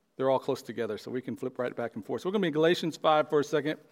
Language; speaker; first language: English; native; English